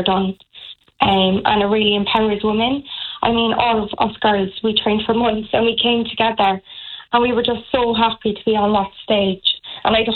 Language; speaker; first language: English; native; English